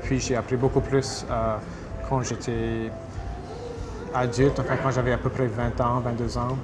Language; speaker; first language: French; non-native, local second language; English